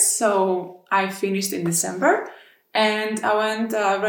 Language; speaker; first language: English; non-native, fluent; Greek